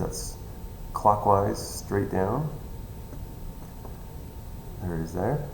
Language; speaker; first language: English; native; English